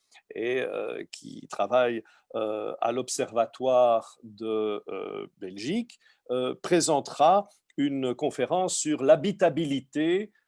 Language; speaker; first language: French; native; French